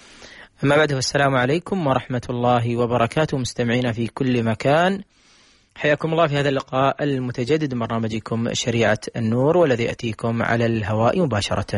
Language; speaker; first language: Arabic; native; Arabic